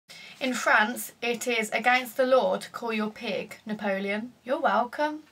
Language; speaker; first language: English; native; English